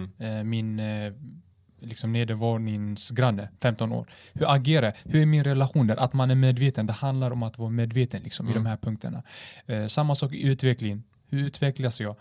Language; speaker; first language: Swedish; early bilingual, other home language; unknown